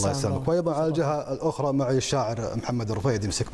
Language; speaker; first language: Arabic; native; Arabic